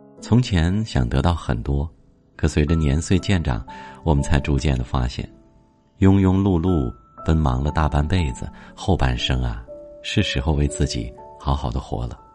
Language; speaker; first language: Chinese; native; Chinese